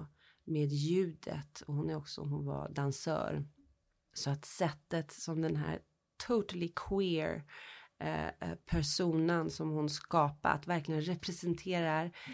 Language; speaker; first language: Swedish; early bilingual, heritage; Swedish